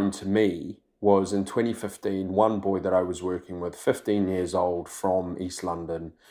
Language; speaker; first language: English; native; English